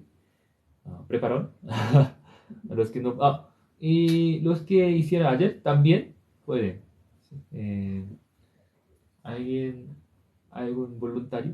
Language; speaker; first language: Spanish; non-native, learner; Korean